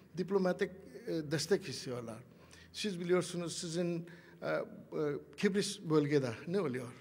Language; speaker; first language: Turkish; non-native, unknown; Urdu